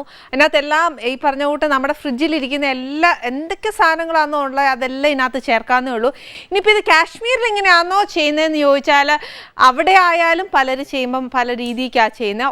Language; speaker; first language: Malayalam; native; Malayalam